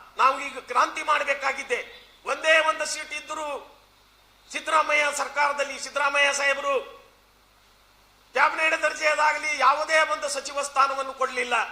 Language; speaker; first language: Kannada; non-native, local second language; Lambadi